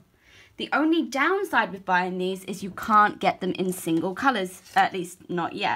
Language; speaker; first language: English; native; English